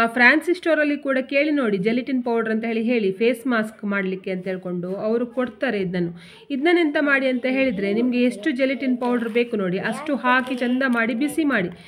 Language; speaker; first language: Kannada; non-native, local second language; Konkani